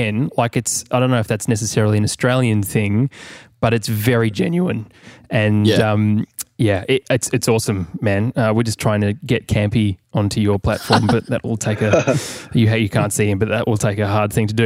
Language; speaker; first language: English; native; English